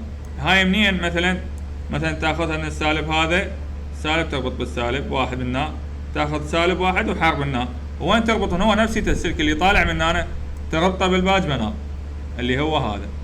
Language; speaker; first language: Arabic; native; Arabic